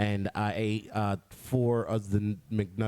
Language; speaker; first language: English; native; English